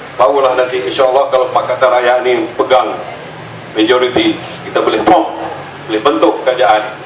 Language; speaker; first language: Malay; native; Malay